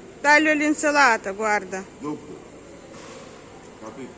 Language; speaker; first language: Italian; non-native, learner; Ukrainian